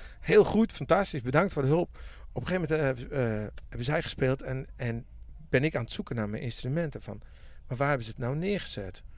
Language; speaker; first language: Dutch; non-native, local second language; Western Frisian